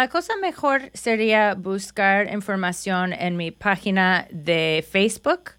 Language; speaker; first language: Spanish; non-native, fluent; English